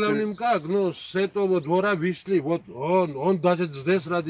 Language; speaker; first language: Russian; non-native, local second language; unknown